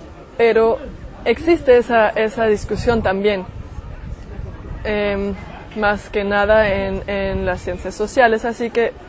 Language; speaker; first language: Spanish; non-native, fluent; German